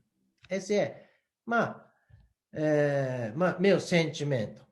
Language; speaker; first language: Portuguese; non-native, learner; Japanese